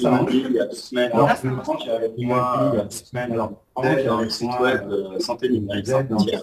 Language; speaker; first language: French; native; French